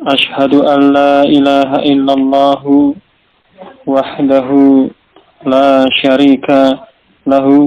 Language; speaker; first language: Arabic; non-native, fluent; Indonesian